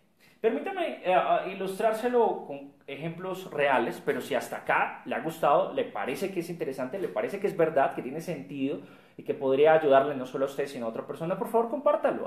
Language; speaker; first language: Spanish; native; Spanish